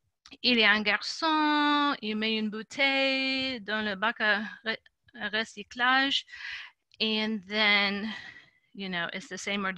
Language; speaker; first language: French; non-native, fluent; English